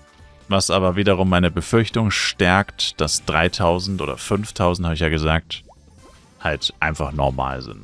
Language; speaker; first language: German; native; German